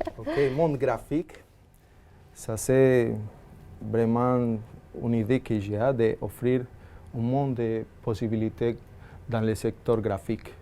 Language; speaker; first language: French; non-native, fluent; Spanish